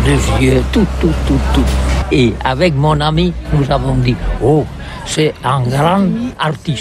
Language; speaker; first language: French; non-native, learner; Catalan